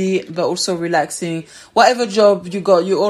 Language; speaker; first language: English; non-native, fluent; French